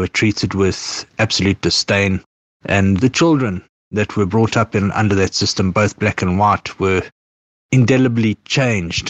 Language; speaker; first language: English; native; English